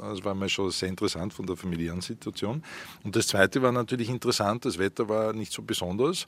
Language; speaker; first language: German; native; German